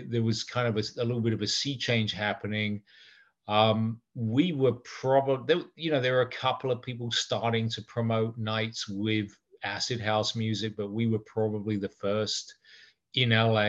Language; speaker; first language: English; native; English